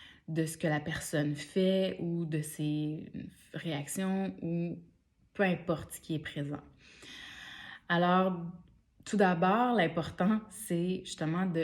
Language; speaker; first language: French; native; French